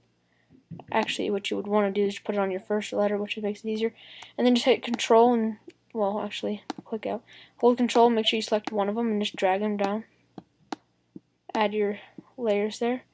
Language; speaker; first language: English; native; English